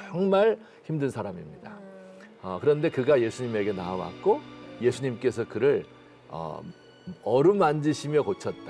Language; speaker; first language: Korean; native; Korean